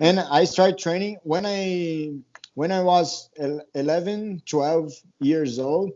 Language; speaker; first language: English; non-native, learner; Portuguese